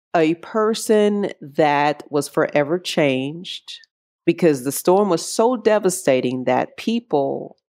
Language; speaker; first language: English; native; English